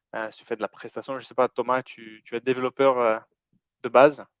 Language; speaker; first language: French; non-native, fluent; Portuguese